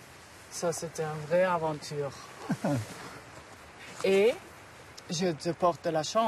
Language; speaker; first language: French; non-native, fluent; German